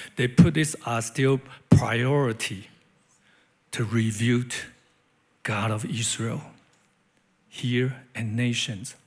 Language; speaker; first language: English; non-native, learner; Chinese